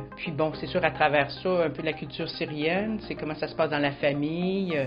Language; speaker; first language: French; native; French